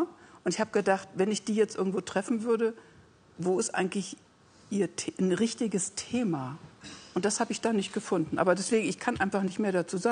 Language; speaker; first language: German; native; German